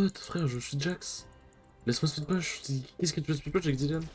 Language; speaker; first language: French; native; French